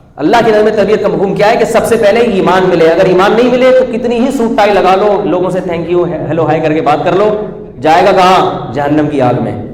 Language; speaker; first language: Urdu; native; Urdu